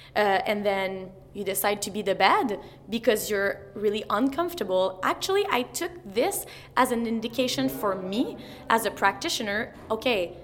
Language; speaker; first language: English; non-native, fluent; French